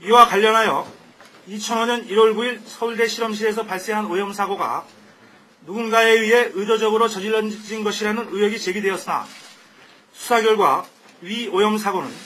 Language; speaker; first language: Korean; native; Korean